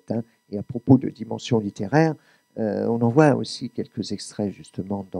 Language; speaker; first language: French; native; French